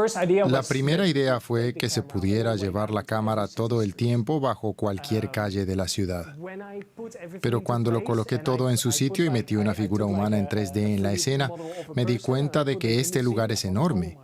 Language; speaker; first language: Spanish; native; Spanish